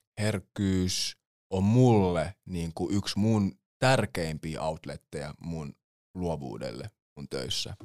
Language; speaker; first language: Finnish; early bilingual, other home language; English